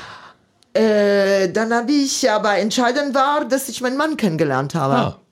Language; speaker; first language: German; non-native, fluent; Italian